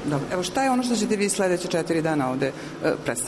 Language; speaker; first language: Serbian; native; Serbian